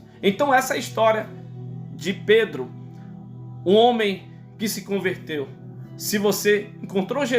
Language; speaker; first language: Portuguese; native; Portuguese